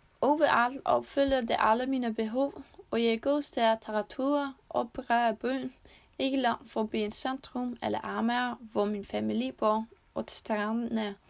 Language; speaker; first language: Danish; non-native, learner; Icelandic